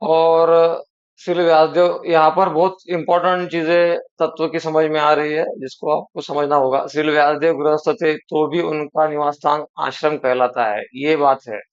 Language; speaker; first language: Hindi; non-native, local second language; Marathi